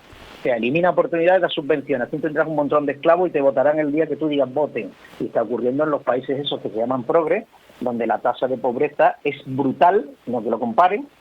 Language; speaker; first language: Spanish; native; Spanish